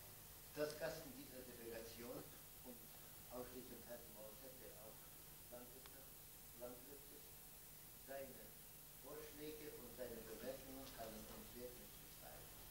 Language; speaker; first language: German; non-native, fluent; Lithuanian